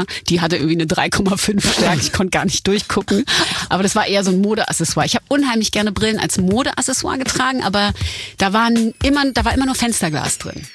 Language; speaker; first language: German; native; German